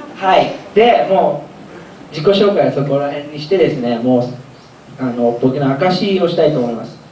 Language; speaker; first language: Japanese; early bilingual, other home language; Korean